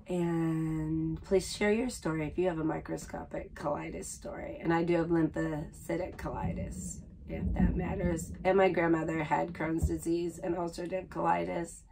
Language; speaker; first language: English; native; English